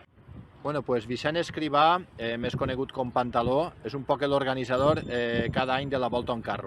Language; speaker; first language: Catalan; native; Catalan